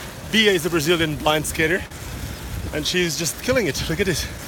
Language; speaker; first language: English; non-native, fluent; Portuguese